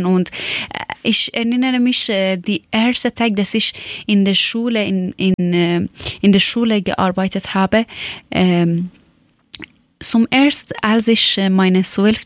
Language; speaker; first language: German; non-native, learner; Persian